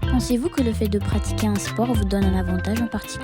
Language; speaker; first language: French; non-native, local second language; Malagasy